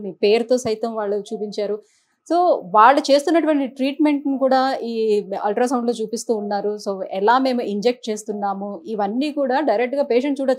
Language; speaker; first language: Telugu; native; Telugu